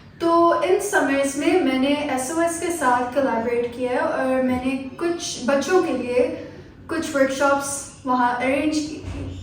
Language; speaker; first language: Urdu; early bilingual, heritage; Urdu